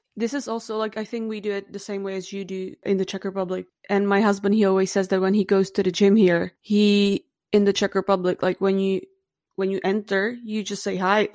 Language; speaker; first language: English; non-native, fluent; Czech